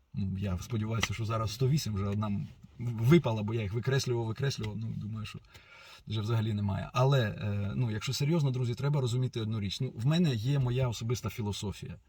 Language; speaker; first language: Ukrainian; non-native, local second language; Russian